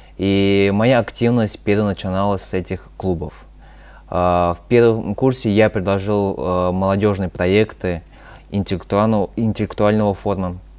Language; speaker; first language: Russian; early bilingual, other home language; Azerbaijani